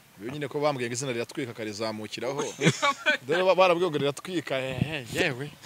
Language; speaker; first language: Kinyarwanda; native; Kinyarwanda